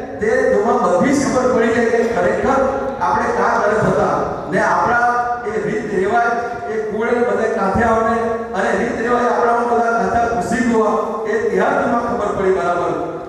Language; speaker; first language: Gujarati; non-native, local second language; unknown